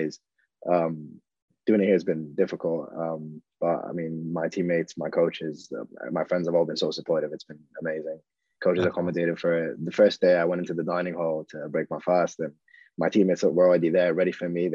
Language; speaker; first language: English; non-native, fluent; Arabic